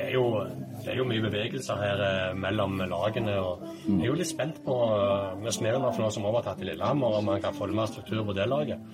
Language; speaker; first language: Norwegian; native; Norwegian